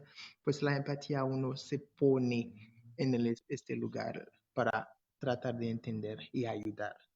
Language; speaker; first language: Spanish; non-native, fluent; English